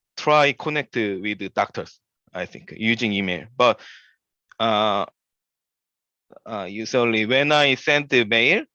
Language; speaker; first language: English; non-native, learner; Korean